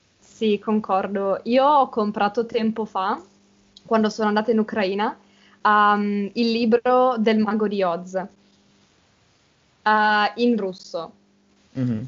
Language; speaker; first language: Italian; native; Italian